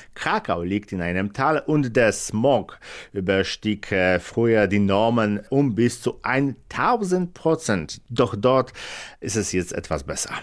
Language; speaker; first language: German; non-native, fluent; Polish